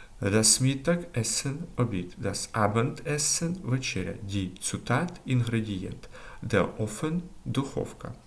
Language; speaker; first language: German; non-native, learner; Ukrainian